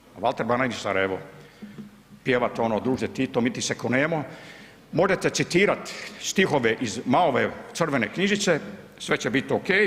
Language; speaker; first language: Bosnian; early bilingual, heritage; Croatian